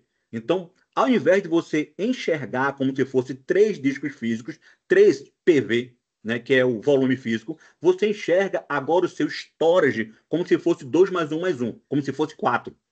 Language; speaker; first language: Portuguese; native; Portuguese